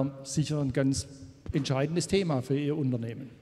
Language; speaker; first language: German; native; German